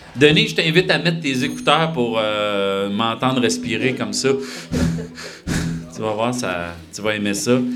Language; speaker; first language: French; native; French